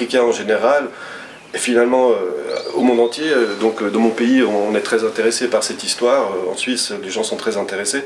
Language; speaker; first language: French; native; French